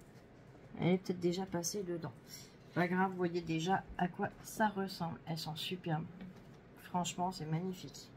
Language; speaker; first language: French; native; French